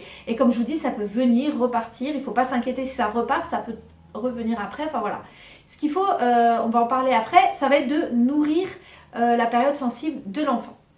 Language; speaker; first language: French; native; French